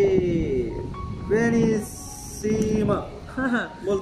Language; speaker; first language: Italian; non-native, learner; Urdu